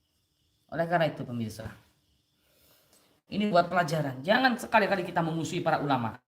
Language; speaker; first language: Indonesian; native; Indonesian